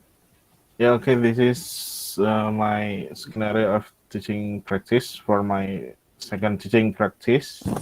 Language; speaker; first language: English; non-native, local second language; Indonesian